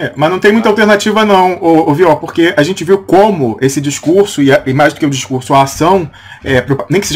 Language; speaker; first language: Portuguese; native; Portuguese